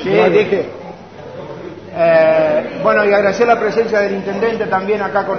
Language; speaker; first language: Spanish; native; Spanish